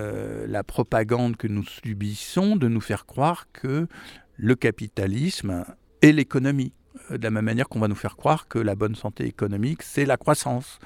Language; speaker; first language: French; native; French